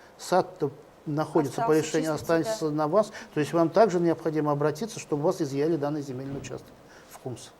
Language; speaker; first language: Russian; native; Russian